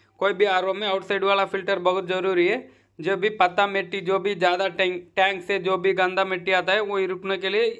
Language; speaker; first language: Hindi; non-native, local second language; Tamil